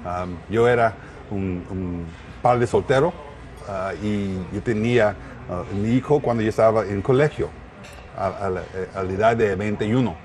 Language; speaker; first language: Spanish; non-native, learner; English